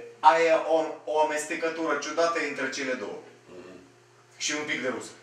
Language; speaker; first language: Romanian; non-native, fluent; Russian